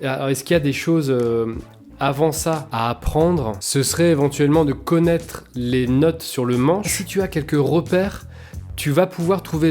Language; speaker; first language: French; native; French